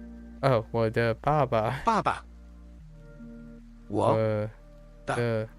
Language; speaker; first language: Chinese; non-native, learner; English